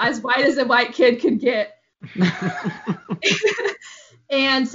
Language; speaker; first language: English; early bilingual, other home language; Arabic